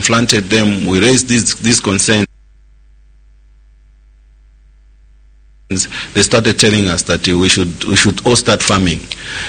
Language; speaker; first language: English; non-native, local second language; Nyanja